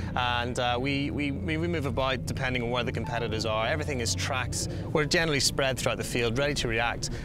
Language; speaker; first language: English; native; English